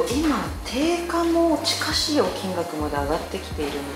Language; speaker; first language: Japanese; native; Japanese